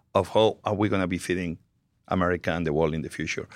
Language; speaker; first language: English; non-native, fluent; Spanish